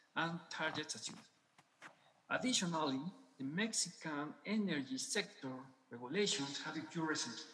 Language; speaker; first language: English; non-native, fluent; Spanish